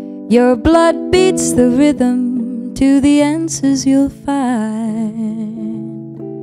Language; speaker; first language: English; early bilingual, other home language; Spanish